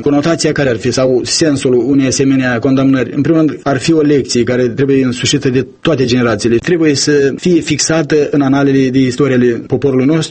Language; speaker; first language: Romanian; native; Romanian